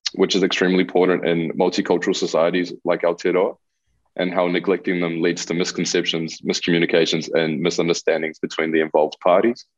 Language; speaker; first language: English; non-native, local second language; Spanish